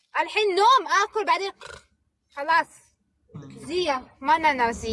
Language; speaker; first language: Arabic; non-native, learner; Pashto